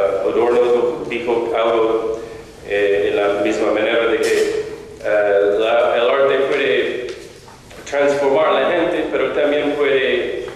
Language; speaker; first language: Spanish; non-native, fluent; English